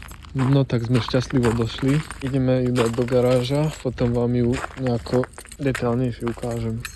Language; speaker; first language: Slovak; native; Slovak